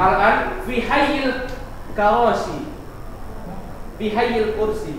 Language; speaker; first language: Arabic; non-native, fluent; Indonesian